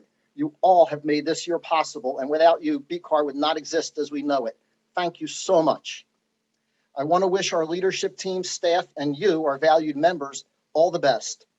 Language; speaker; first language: English; native; English